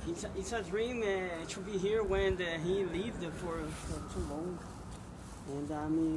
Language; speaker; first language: English; non-native, learner; Portuguese